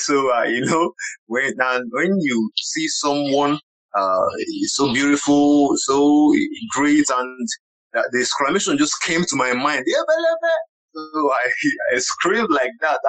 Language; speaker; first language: English; non-native, local second language; Igbo